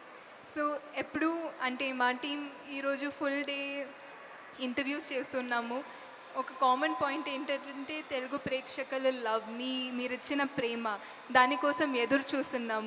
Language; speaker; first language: Telugu; non-native, fluent; Tulu